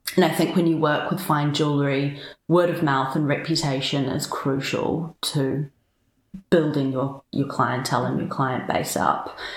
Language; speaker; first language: English; native; English